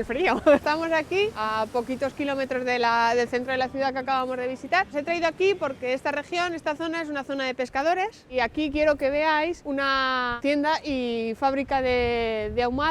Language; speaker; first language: Spanish; native; Spanish